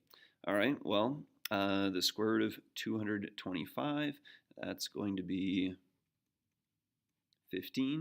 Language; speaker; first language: English; native; English